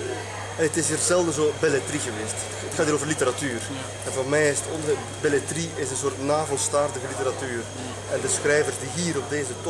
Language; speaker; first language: Dutch; non-native, fluent; French